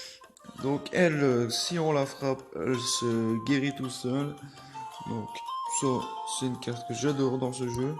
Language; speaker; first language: French; native; French